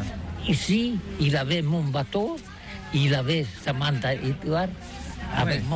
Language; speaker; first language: French; non-native, learner; Catalan